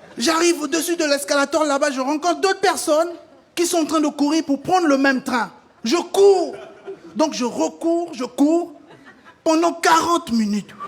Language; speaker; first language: French; non-native, local second language; Lingala